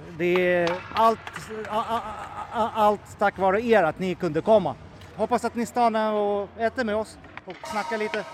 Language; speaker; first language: Swedish; non-native, fluent; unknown